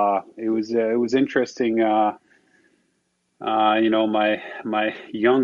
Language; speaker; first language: English; non-native, fluent; Slovak